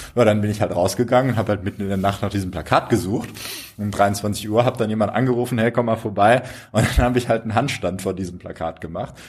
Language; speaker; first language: German; native; German